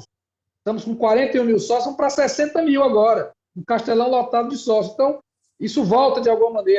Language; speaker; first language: Portuguese; native; Portuguese